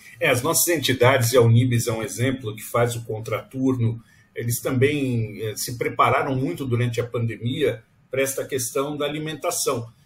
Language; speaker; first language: Portuguese; native; Portuguese